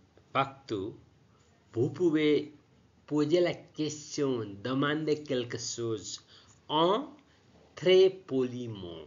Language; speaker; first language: French; non-native, learner; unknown